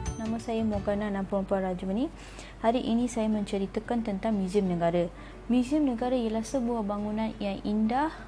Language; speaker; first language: Malay; non-native, local second language; Tamil